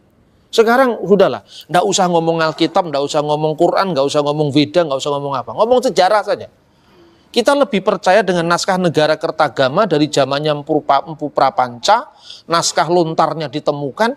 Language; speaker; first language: Indonesian; native; Indonesian